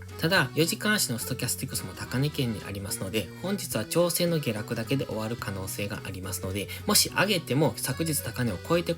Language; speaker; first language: Japanese; native; Japanese